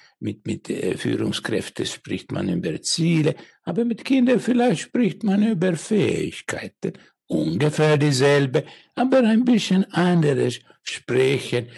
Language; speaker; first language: German; non-native, learner; Finnish